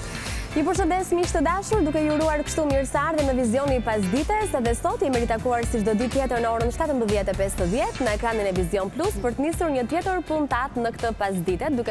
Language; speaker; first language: Albanian; native; Albanian